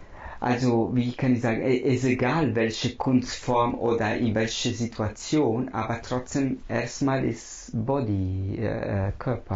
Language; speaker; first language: German; non-native, fluent; Italian